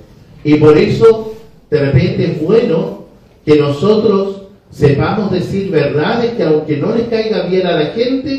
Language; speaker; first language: Spanish; native; Spanish